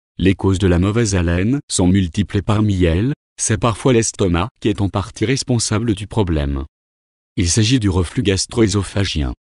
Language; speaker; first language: French; non-native, local second language; Wolof